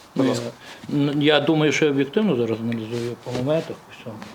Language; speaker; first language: Ukrainian; native; Ukrainian